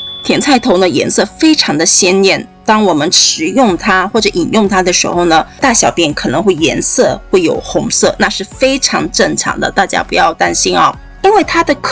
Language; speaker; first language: Chinese; native; Chinese